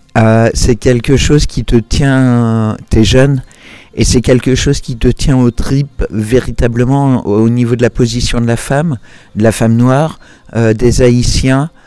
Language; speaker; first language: French; native; French